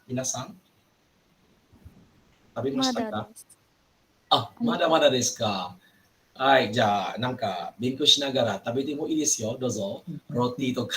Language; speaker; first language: Japanese; non-native, fluent; Malay